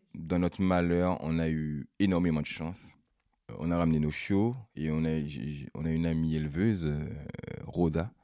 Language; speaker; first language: French; native; French